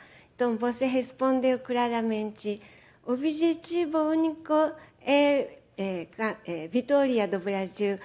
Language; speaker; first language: Portuguese; non-native, fluent; Japanese